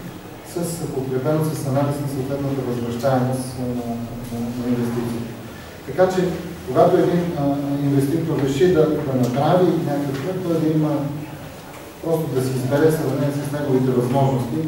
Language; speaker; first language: Bulgarian; native; Bulgarian